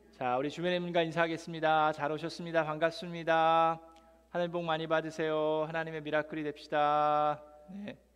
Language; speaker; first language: Korean; native; Korean